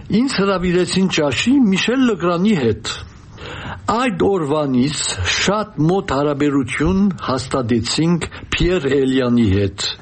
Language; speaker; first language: Armenian; early bilingual, heritage; Armenian